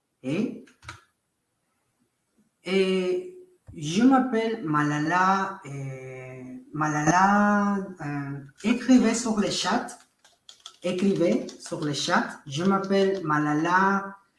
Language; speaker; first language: French; non-native, fluent; Spanish